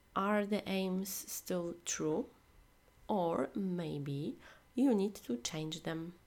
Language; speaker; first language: English; non-native, fluent; Polish